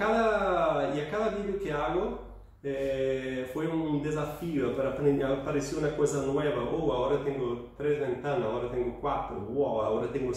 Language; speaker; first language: Spanish; non-native, fluent; Portuguese